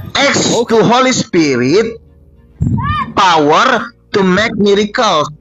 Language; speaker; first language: English; non-native, learner; Indonesian